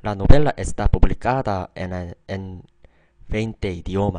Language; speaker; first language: Spanish; non-native, fluent; Korean